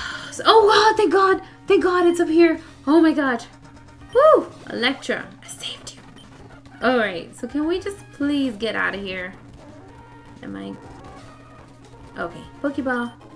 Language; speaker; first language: English; early bilingual, other home language; Spanish